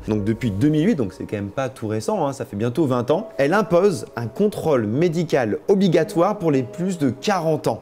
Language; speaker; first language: French; native; French